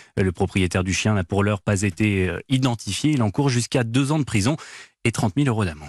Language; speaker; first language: French; native; French